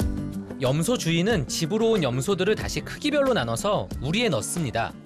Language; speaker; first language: Korean; native; Korean